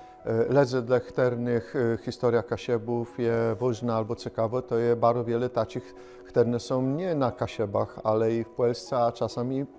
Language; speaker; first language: Polish; non-native, local second language; Kashubian